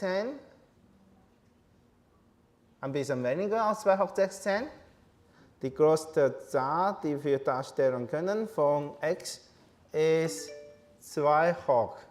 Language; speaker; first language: German; non-native, learner; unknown